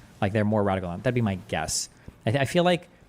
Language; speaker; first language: English; native; English